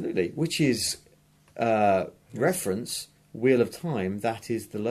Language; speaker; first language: English; native; English